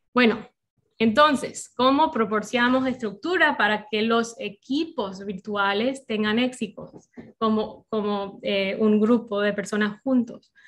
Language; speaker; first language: Spanish; non-native, fluent; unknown